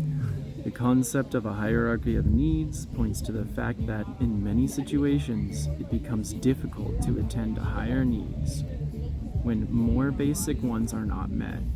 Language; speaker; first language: English; native; English